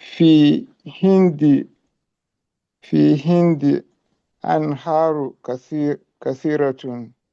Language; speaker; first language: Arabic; non-native, learner; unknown